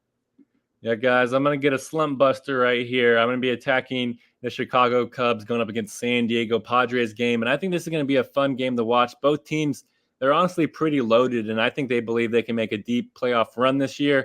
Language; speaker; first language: English; native; English